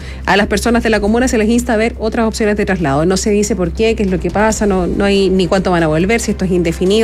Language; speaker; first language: Spanish; native; Spanish